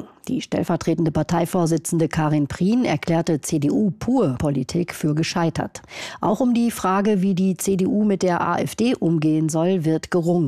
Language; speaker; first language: German; native; German